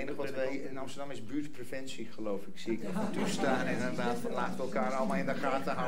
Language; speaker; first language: Dutch; non-native, fluent; English